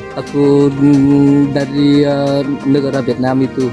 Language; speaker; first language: Indonesian; non-native, learner; Vietnamese